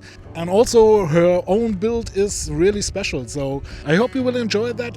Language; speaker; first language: English; non-native, fluent; German